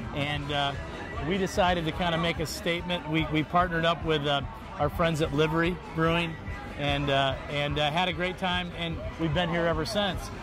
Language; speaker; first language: English; native; English